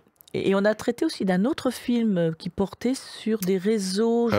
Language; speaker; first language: French; native; French